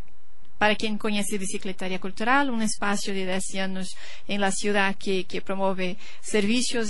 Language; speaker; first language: Spanish; non-native, learner; Portuguese